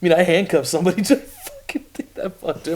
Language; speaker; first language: English; native; English